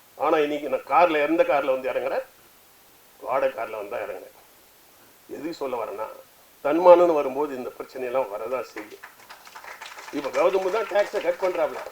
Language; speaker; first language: Tamil; native; Tamil